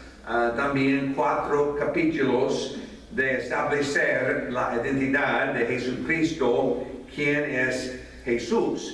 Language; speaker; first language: Spanish; non-native, fluent; English